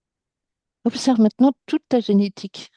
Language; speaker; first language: French; native; French